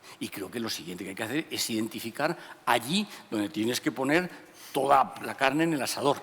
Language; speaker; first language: Spanish; native; Spanish